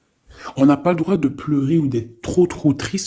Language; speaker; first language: French; native; French